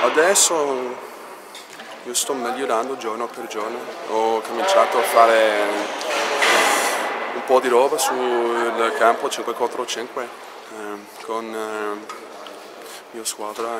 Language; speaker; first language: Italian; non-native, learner; English